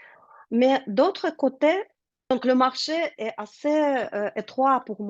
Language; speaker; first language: French; non-native, learner; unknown